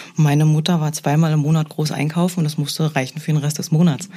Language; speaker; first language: German; native; German